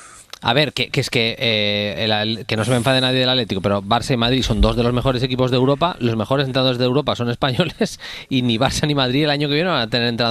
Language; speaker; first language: Spanish; native; Spanish